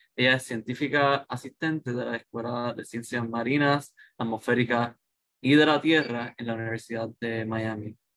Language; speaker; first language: Spanish; native; Spanish